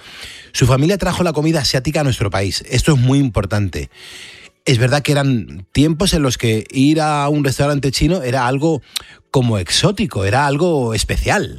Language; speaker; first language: Spanish; native; Spanish